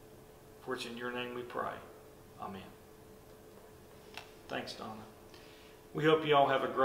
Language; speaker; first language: English; native; English